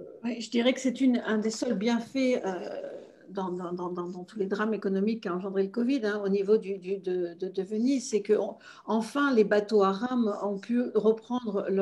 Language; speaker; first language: French; native; French